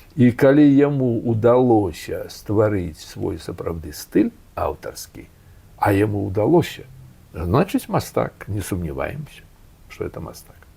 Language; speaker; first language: Belarusian; native; Belarusian